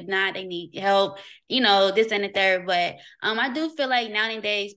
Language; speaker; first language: English; native; English